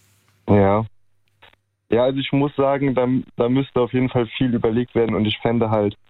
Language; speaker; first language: German; native; German